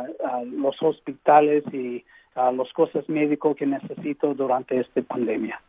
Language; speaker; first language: Spanish; early bilingual, heritage; English